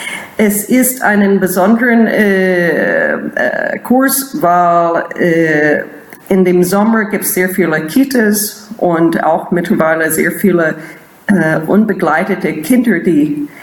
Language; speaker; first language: German; non-native, fluent; English